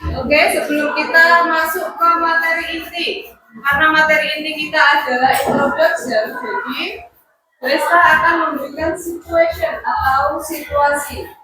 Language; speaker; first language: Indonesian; native; Indonesian